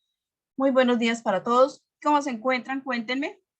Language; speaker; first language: Spanish; native; Spanish